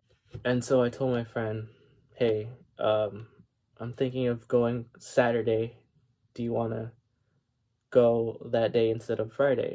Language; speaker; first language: English; native; English